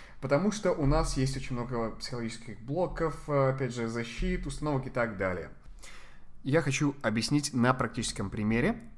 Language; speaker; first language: Russian; non-native, fluent; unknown